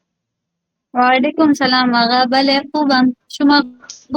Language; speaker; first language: Persian; non-native, learner; Urdu